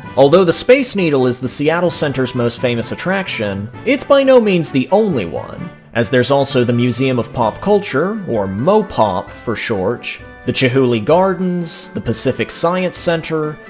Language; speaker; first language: English; native; English